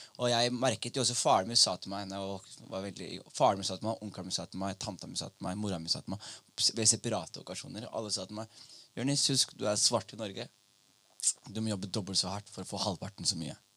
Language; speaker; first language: Norwegian; early bilingual, other home language; Somali